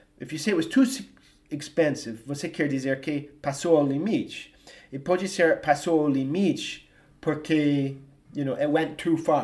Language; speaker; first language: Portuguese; non-native, fluent; English